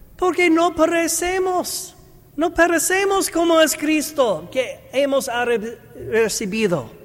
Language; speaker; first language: Spanish; non-native, learner; English